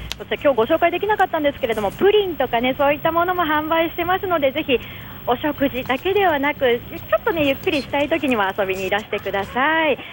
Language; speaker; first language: Japanese; native; Japanese